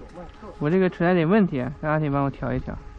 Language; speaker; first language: Chinese; native; Chinese